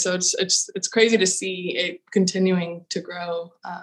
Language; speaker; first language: English; native; English